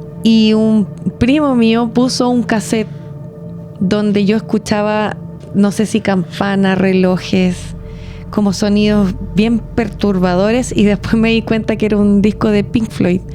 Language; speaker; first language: Spanish; native; Spanish